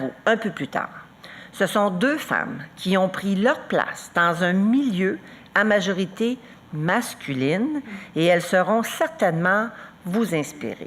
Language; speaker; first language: French; native; French